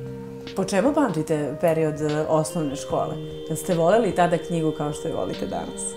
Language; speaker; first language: Serbian; native; Serbian